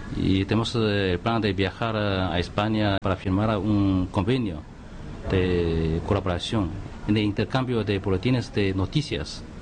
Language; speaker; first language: Spanish; non-native, fluent; Chinese